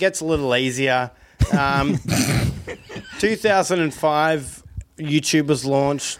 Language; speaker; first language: English; native; English